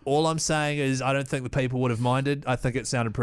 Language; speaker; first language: English; native; English